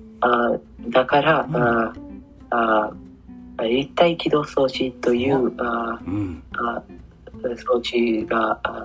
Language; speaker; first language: Japanese; non-native, learner; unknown